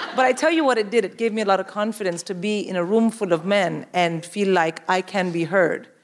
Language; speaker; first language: English; non-native, local second language; Hindi